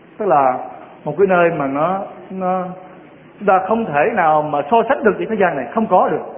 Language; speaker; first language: Vietnamese; non-native, local second language; Western Cham